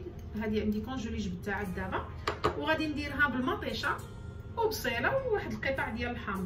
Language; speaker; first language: Arabic; native; Arabic